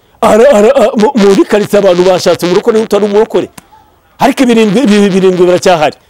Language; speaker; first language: Kinyarwanda; early bilingual, heritage; Kinyarwanda